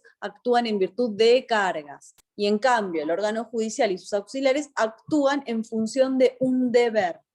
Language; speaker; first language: Spanish; native; Spanish